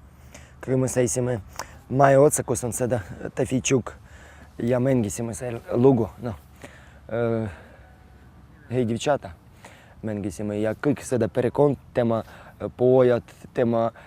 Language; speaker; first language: Estonian; non-native, learner; Ukrainian